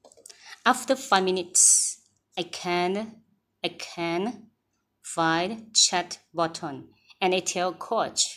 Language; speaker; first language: English; non-native, learner; Thai